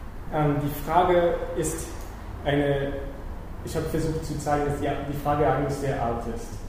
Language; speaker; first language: German; non-native, fluent; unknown